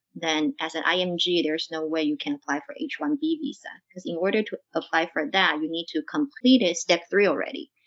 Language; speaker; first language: English; non-native, fluent; Chinese